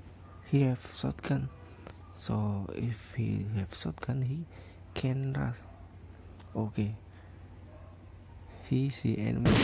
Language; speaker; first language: English; non-native, learner; Indonesian